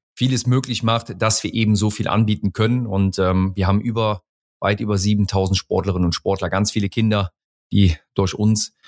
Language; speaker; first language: German; native; German